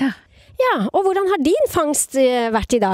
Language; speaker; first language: Norwegian; native; Norwegian